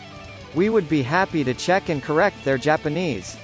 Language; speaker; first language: English; non-native, fluent; Japanese